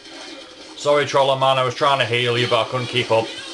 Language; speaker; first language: English; native; English